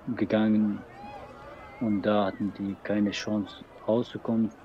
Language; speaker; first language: German; non-native, learner; Persian